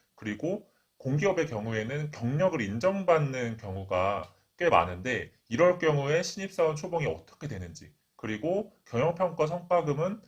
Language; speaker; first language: Korean; native; Korean